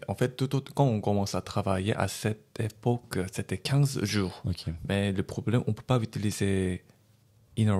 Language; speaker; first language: French; non-native, learner; Korean